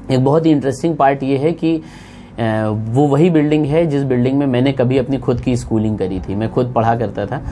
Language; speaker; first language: Hindi; native; Hindi